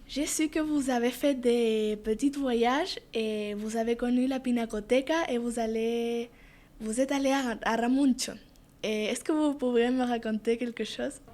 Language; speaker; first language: French; non-native, fluent; Spanish